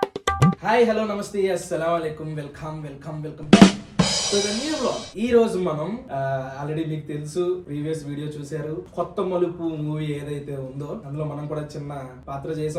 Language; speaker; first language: Telugu; native; Telugu